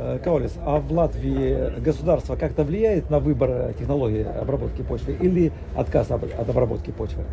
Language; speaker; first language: Russian; native; Russian